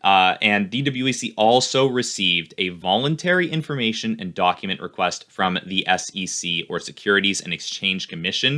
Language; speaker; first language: English; native; English